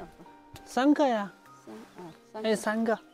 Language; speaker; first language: Indonesian; non-native, learner; Chinese